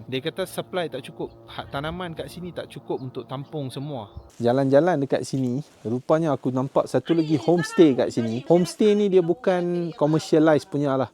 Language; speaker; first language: Malay; native; Malay